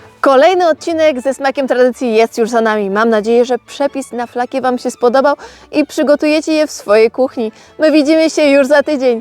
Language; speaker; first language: Polish; native; Polish